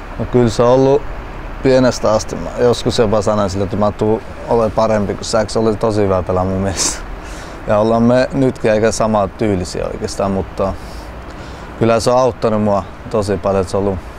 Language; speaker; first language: Finnish; early bilingual, other home language; Albanian